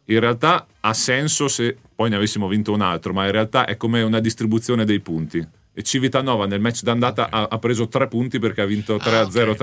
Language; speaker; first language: Italian; native; Italian